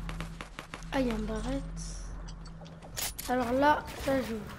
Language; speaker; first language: French; native; French